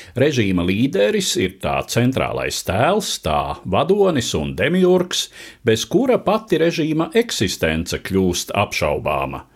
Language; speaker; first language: Latvian; native; Latvian